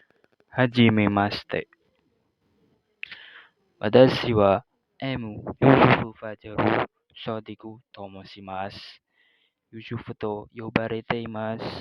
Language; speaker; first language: Japanese; non-native, learner; Indonesian